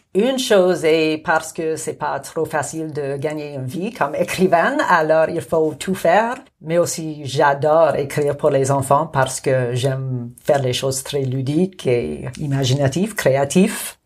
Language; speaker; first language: French; non-native, local second language; English